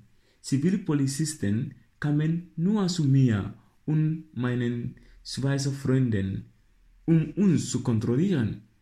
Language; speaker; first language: German; non-native, learner; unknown